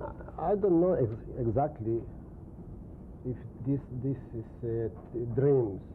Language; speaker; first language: English; non-native, learner; Spanish